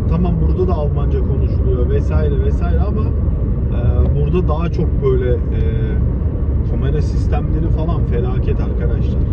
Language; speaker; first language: Turkish; early bilingual, heritage; Turkish